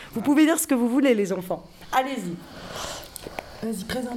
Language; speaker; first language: French; native; French